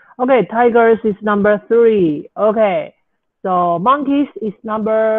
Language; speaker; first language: English; non-native, fluent; Chinese